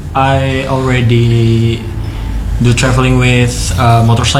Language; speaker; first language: English; non-native, learner; Indonesian